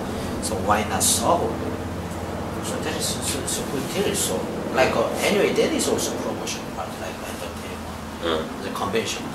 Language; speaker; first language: English; non-native, learner; Korean